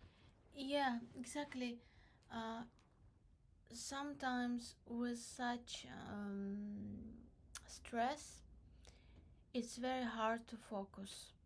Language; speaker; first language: English; non-native, learner; Crimean Tatar